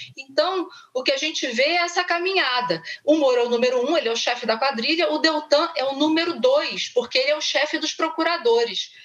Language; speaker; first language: Portuguese; native; Portuguese